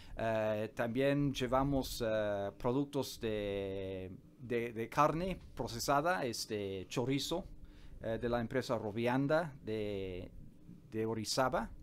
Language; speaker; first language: Spanish; non-native, fluent; English